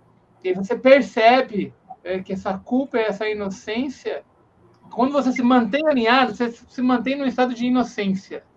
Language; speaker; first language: Portuguese; native; Portuguese